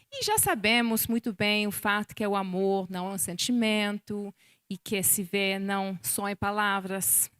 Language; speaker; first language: Portuguese; non-native, fluent; English